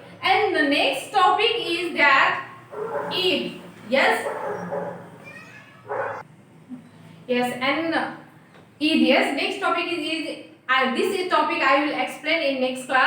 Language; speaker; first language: English; non-native, local second language; Nepali